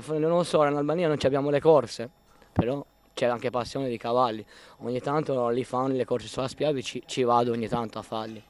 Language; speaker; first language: Italian; non-native, fluent; Albanian